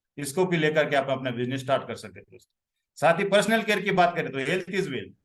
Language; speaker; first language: Hindi; non-native, local second language; Marathi